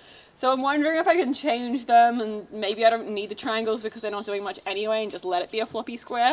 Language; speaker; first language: English; native; English